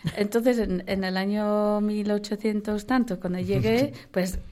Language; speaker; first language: Spanish; non-native, fluent; English